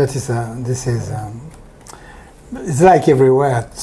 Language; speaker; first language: English; non-native, learner; French